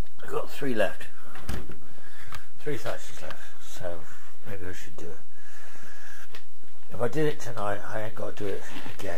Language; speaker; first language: English; native; English